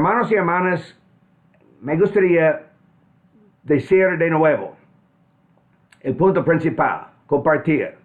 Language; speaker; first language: Spanish; non-native, fluent; English